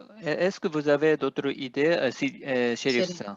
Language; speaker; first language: French; non-native, fluent; Japanese